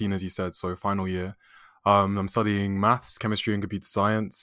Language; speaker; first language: English; native; English